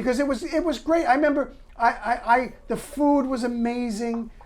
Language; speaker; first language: English; native; English